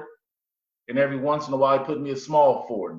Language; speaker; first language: English; native; English